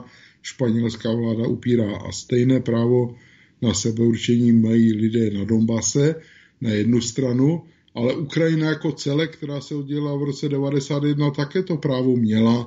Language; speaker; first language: Czech; native; Czech